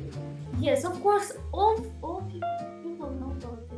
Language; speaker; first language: English; non-native, learner; Russian